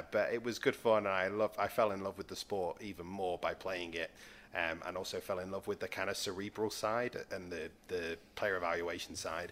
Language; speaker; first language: English; native; English